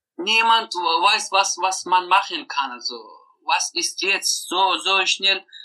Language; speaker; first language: German; non-native, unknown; Persian